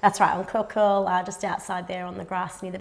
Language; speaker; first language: English; native; English